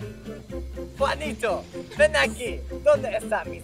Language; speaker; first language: Spanish; non-native, learner; English